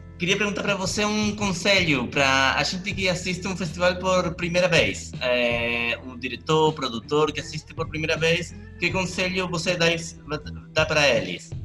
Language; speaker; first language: Portuguese; non-native, learner; Spanish